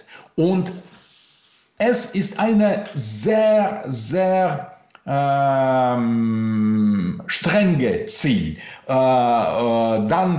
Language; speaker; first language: German; non-native, learner; Russian